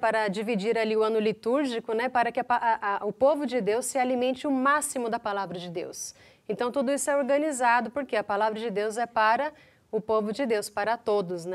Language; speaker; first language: Portuguese; native; Portuguese